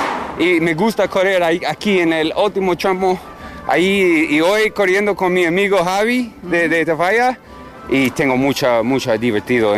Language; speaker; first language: Spanish; non-native, learner; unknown